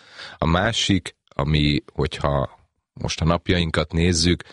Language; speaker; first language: Hungarian; native; Hungarian